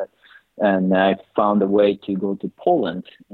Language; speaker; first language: English; non-native, fluent; Japanese